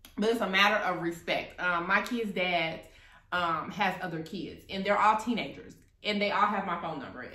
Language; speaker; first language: English; native; English